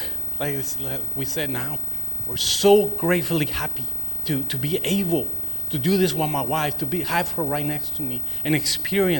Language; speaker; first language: English; non-native, fluent; Spanish